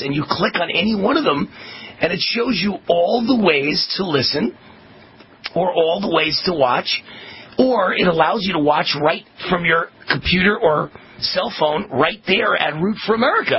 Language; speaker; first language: English; native; English